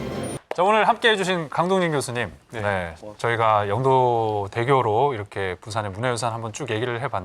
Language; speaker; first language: Korean; native; Korean